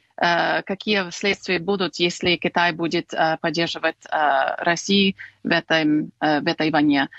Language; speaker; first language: Russian; non-native, fluent; English